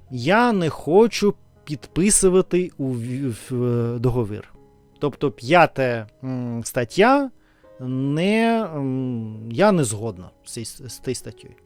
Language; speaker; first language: Ukrainian; non-native, learner; Russian